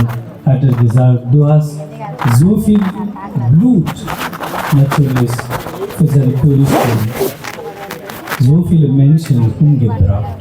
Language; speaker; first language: German; non-native, fluent; Telugu